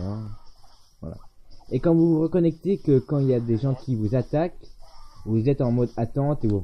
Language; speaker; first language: French; native; French